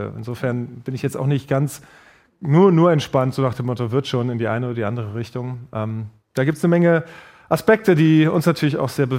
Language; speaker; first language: German; native; German